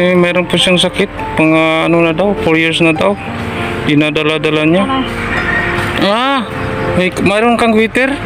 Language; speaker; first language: Filipino; non-native, local second language; Hiligaynon